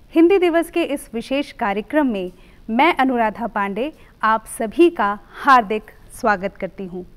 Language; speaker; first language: Hindi; native; Hindi